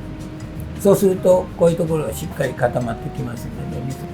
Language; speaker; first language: Japanese; native; Japanese